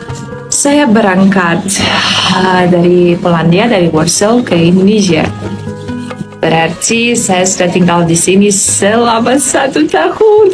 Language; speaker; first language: Indonesian; non-native, fluent; Polish